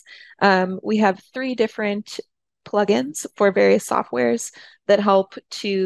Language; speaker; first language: English; native; English